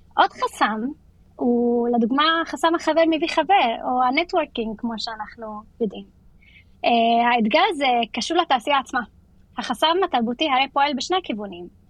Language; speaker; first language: Hebrew; non-native, local second language; Arabic